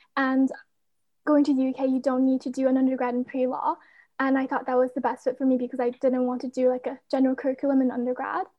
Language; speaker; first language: English; non-native, fluent; Chinese